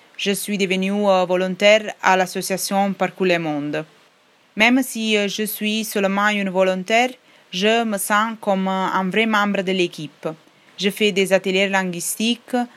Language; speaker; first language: French; non-native, fluent; Italian